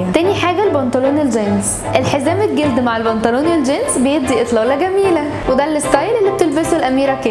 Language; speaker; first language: Arabic; native; Arabic